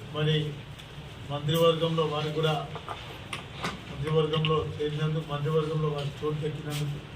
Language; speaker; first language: Telugu; native; Telugu